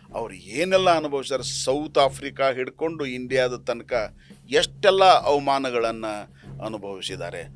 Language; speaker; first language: Kannada; native; Kannada